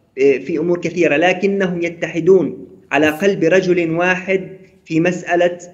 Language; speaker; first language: Arabic; native; Arabic